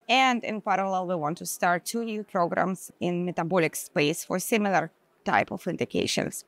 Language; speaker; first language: English; non-native, fluent; Hebrew